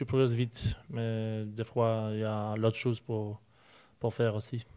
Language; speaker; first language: French; non-native, learner; Polish